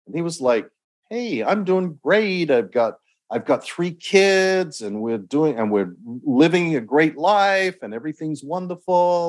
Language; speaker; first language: English; native; English